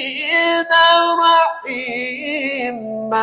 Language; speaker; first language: Arabic; native; Arabic